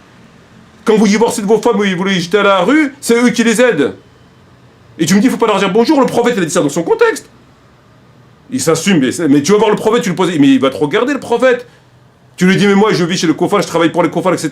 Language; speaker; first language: French; native; French